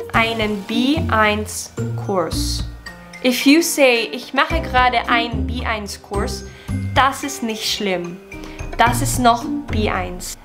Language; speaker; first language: German; non-native, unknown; Filipino